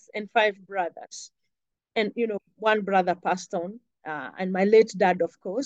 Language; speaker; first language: English; non-native, local second language; Kikuyu